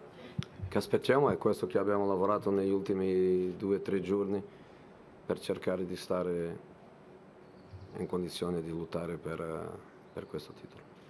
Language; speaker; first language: Italian; non-native, fluent; Portuguese